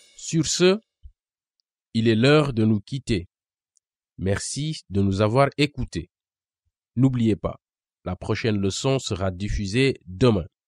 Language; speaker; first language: French; non-native, local second language; Wolof